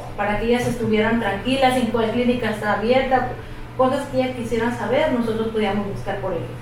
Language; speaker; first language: Spanish; native; Spanish